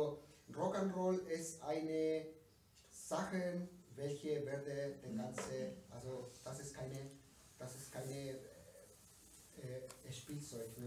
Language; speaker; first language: German; non-native, learner; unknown